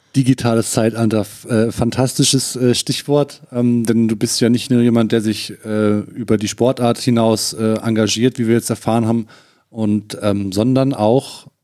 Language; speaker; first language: German; native; German